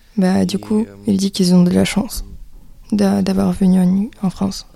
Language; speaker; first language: French; early bilingual, other home language; Ukrainian